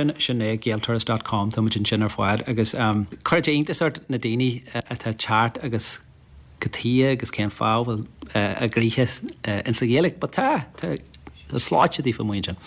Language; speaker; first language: Irish; non-native, local second language; English